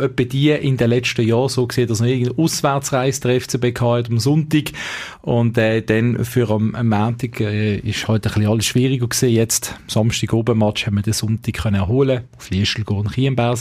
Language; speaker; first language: German; native; German